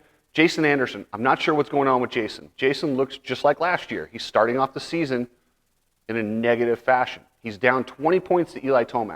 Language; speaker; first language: English; native; English